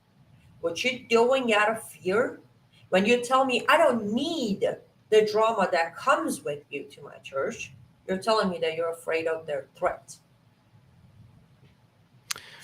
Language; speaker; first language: English; non-native, fluent; Persian